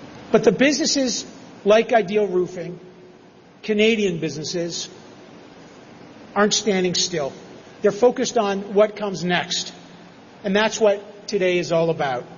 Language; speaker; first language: English; native; English